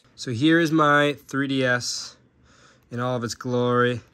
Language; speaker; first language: English; native; English